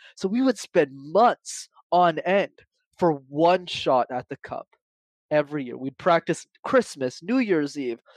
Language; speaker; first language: English; native; English